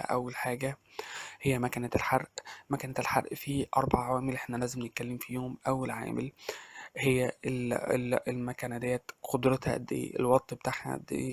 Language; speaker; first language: Arabic; native; Arabic